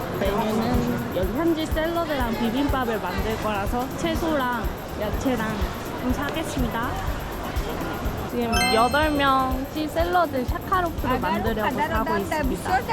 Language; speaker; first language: Korean; native; Korean